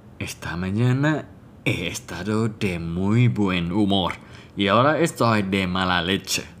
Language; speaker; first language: Spanish; non-native, fluent; Thai